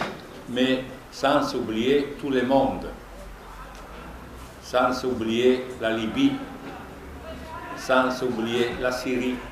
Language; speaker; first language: French; non-native, fluent; Italian